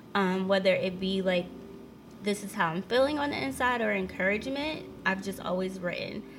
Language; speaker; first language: English; native; English